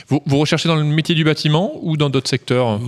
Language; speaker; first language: French; native; French